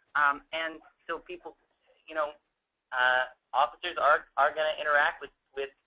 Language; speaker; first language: English; native; English